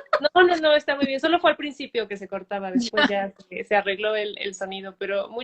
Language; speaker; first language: Spanish; native; Spanish